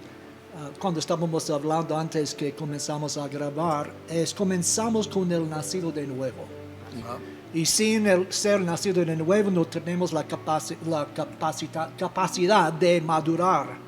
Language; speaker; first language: Spanish; non-native, fluent; English